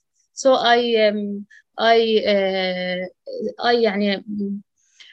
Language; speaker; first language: English; non-native, learner; Arabic